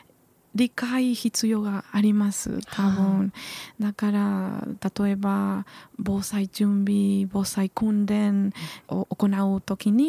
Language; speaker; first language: Japanese; non-native, learner; Spanish